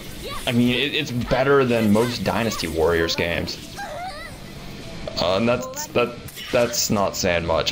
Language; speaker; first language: English; native; English